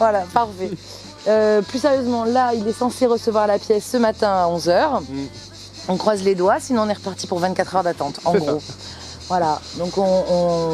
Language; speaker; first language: French; native; French